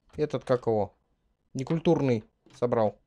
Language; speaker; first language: Russian; native; Russian